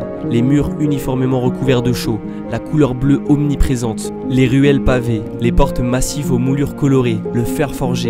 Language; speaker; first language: French; native; French